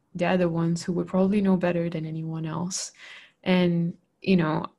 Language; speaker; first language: English; non-native, local second language; Malay